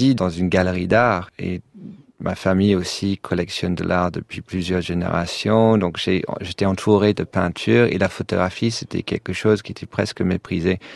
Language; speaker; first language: French; non-native, fluent; English